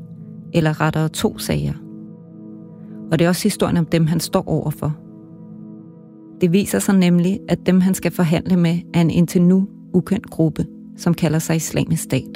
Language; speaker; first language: Danish; native; Danish